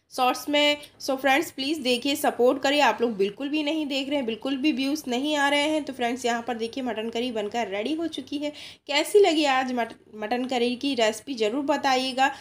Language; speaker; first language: Hindi; non-native, local second language; Odia